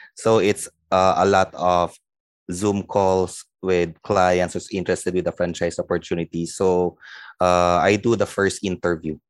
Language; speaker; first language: English; non-native, local second language; Filipino